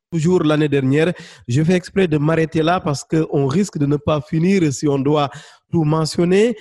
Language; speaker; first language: French; non-native, local second language; Wolof